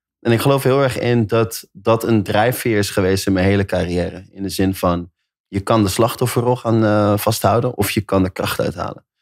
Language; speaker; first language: Dutch; native; Dutch